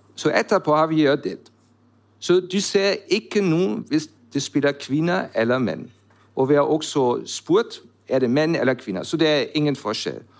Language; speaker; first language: Norwegian; non-native, learner; German